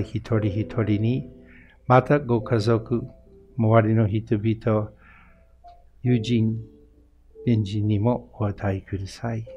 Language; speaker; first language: Japanese; non-native, fluent; English